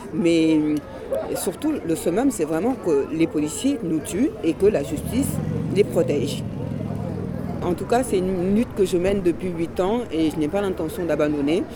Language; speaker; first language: French; native; French